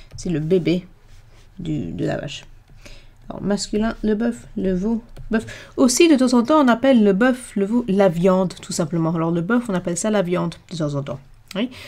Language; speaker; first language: French; non-native, fluent; English